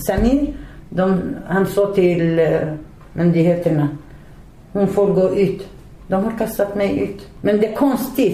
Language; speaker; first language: Swedish; non-native, learner; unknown